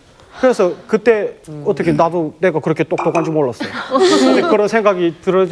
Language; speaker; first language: Korean; native; Korean